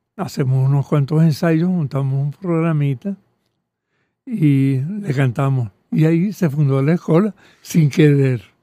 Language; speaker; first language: Spanish; early bilingual, other home language; Catalan